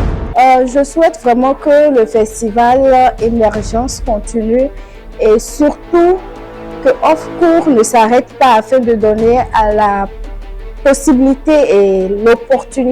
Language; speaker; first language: French; non-native, local second language; Fon